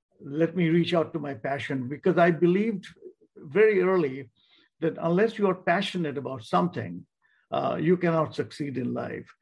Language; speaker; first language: English; non-native, local second language; Bangla